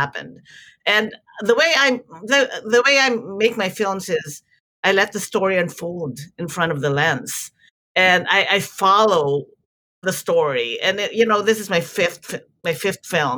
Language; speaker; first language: English; non-native, local second language; Filipino